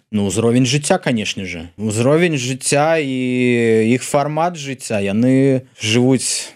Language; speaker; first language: Belarusian; non-native, local second language; Russian